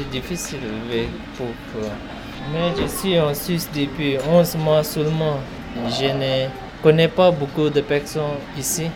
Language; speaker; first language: French; non-native, learner; Tibetan